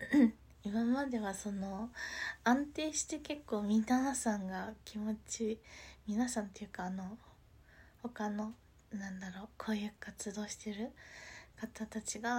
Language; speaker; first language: Japanese; native; Japanese